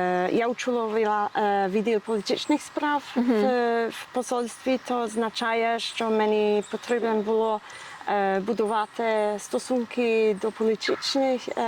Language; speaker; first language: Ukrainian; non-native, learner; English